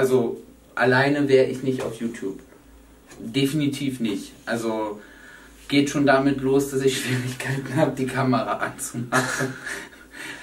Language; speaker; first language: German; native; German